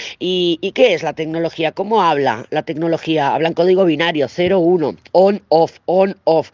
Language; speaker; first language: Spanish; native; Spanish